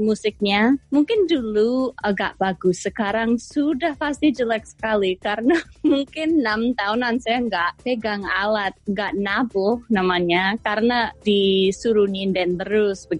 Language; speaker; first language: Indonesian; non-native, fluent; English